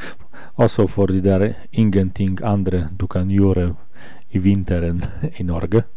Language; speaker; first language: Swedish; non-native, learner; Norwegian